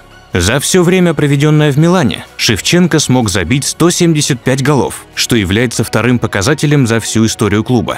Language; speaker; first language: Russian; native; Russian